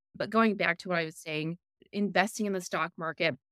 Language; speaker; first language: English; native; English